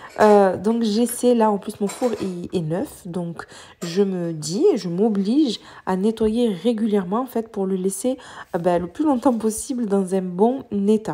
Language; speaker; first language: French; native; French